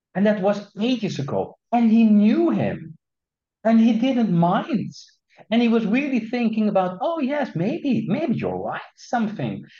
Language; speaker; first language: English; non-native, fluent; Dutch